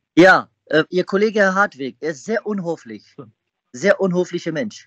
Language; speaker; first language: German; native; German